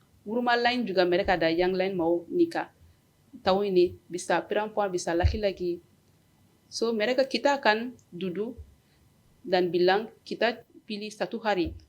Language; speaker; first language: Indonesian; non-native, learner; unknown